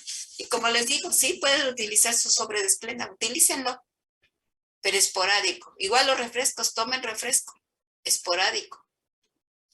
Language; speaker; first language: Spanish; native; Spanish